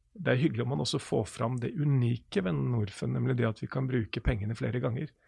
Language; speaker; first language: Norwegian; native; Norwegian